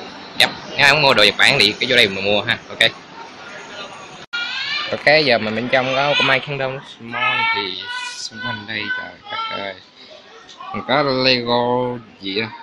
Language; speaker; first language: Vietnamese; early bilingual, heritage; Vietnamese